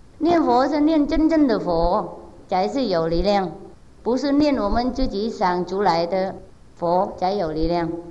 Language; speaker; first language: Chinese; non-native, fluent; Vietnamese